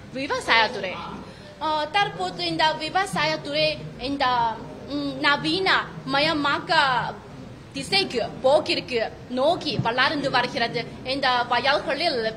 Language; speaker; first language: Tamil; non-native, fluent; Chinese